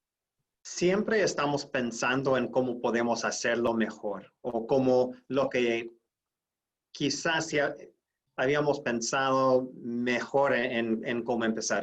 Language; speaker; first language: Spanish; non-native, fluent; English